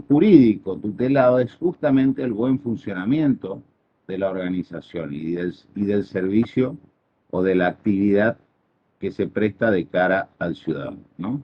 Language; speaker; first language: Spanish; native; Spanish